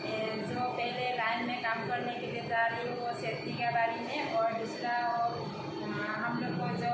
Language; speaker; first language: Hindi; non-native, local second language; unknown